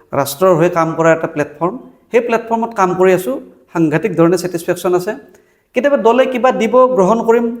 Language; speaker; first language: Assamese; native; Assamese